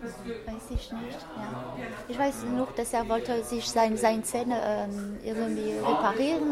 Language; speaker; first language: German; non-native, fluent; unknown